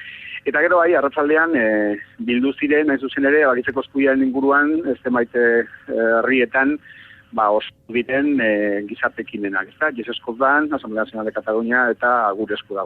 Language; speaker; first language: Basque; native; Basque